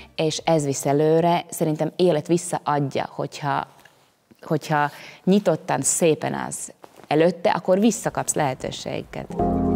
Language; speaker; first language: Hungarian; non-native, fluent; Latvian